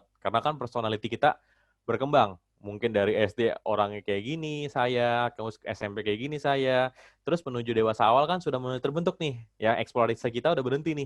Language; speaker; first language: Indonesian; native; Indonesian